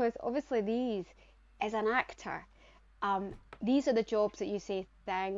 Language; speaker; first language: English; native; English